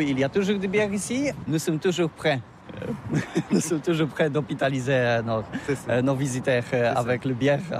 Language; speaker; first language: French; non-native, learner; Polish